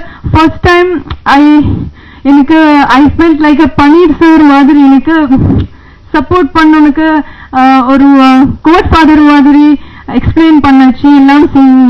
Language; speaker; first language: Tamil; non-native, learner; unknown